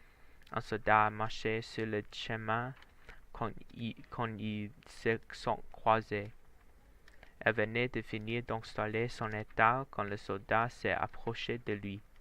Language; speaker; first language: French; non-native, learner; Vietnamese